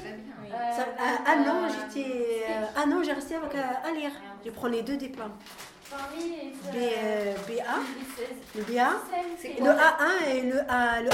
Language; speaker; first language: French; non-native, learner; Arabic